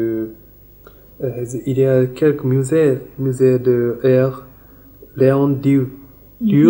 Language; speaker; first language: French; non-native, learner; Japanese